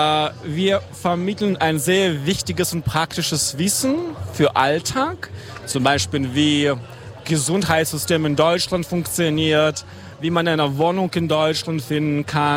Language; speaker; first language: German; non-native, fluent; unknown